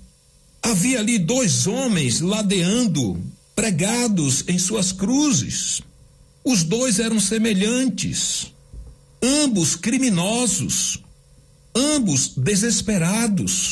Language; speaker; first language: Portuguese; native; Portuguese